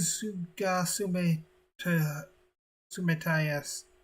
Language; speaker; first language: Japanese; non-native, learner; English